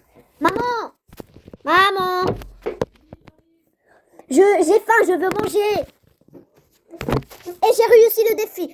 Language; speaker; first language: French; non-native, local second language; Arabic